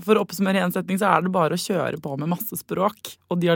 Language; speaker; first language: Norwegian; native; Norwegian